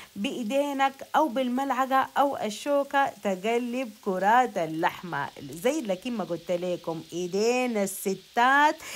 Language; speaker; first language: Arabic; native; Arabic